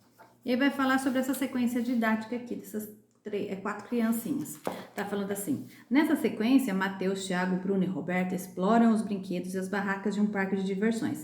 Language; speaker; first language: Portuguese; native; Portuguese